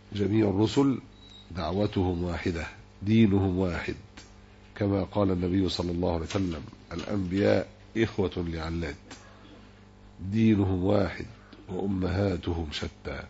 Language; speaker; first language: Arabic; native; Arabic